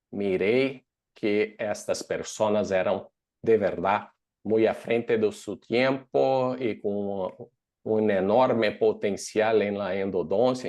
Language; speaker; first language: Spanish; non-native, fluent; Portuguese